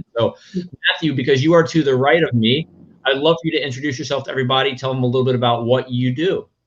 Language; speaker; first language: English; native; English